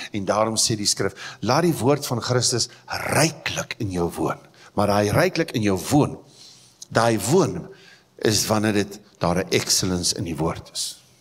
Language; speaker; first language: Afrikaans; native; Afrikaans